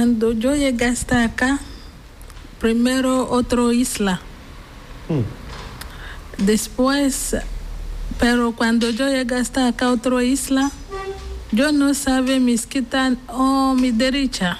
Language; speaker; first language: Spanish; non-native, learner; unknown